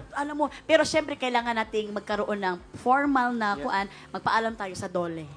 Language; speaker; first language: Filipino; non-native, local second language; Cebuano